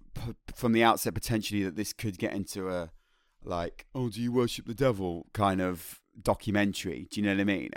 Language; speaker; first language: English; native; English